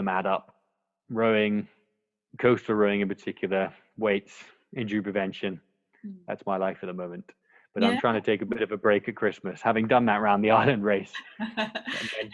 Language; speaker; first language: English; native; English